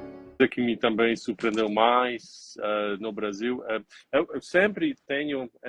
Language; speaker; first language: Portuguese; non-native, learner; Polish